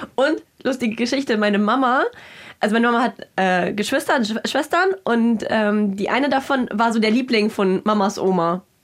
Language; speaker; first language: German; early bilingual, other home language; Russian